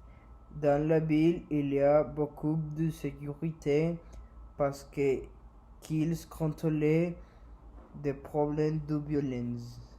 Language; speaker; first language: French; non-native, learner; Spanish